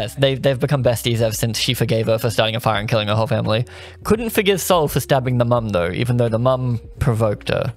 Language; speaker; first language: English; native; English